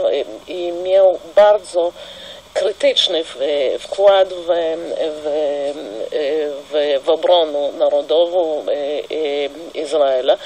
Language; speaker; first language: Polish; non-native, fluent; Russian